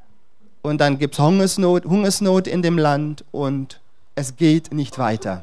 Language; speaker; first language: German; non-native, fluent; Dutch